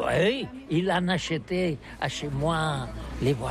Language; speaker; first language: French; non-native, learner; Catalan